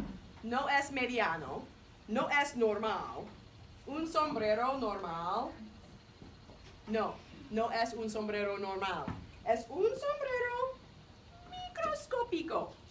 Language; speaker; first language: Spanish; non-native, fluent; English